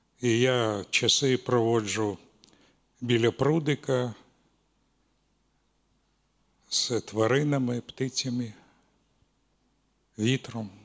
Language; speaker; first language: Ukrainian; non-native, local second language; Russian